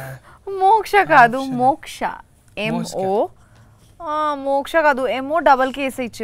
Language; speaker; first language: Telugu; non-native, learner; Bangla